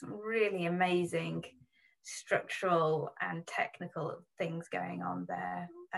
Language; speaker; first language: English; native; English